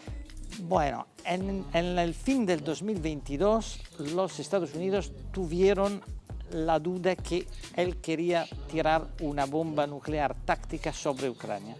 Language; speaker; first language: Spanish; non-native, fluent; Italian